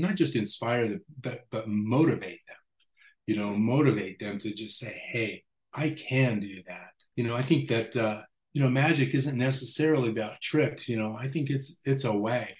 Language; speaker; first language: English; native; English